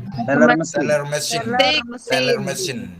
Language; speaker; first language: English; non-native, learner; Indonesian